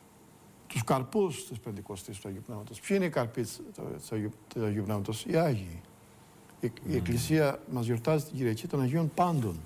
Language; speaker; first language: Greek; native; Greek